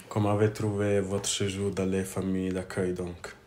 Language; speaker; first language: French; non-native, fluent; English